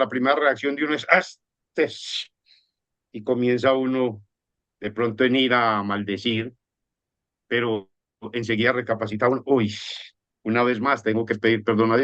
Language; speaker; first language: Spanish; native; Spanish